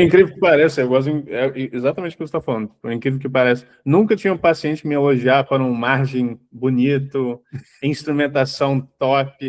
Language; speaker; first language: Portuguese; early bilingual, heritage; English